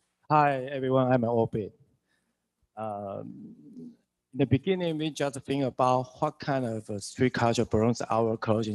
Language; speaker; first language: English; non-native, learner; Chinese